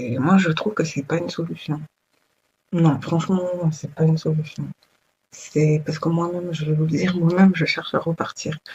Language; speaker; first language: French; early bilingual, other home language; Lingala